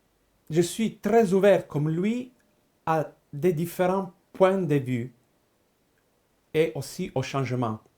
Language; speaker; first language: French; non-native, fluent; Italian